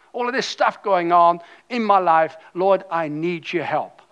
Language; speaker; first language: English; non-native, fluent; German